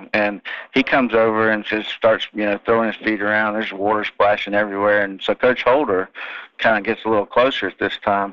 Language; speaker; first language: English; native; English